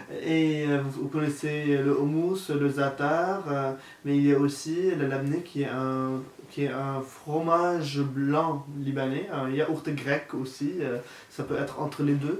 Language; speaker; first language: French; non-native, local second language; Arabic